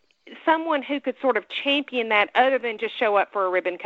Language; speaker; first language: English; native; English